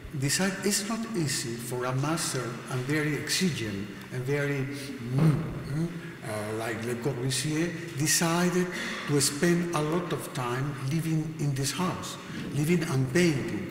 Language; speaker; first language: English; non-native, learner; Spanish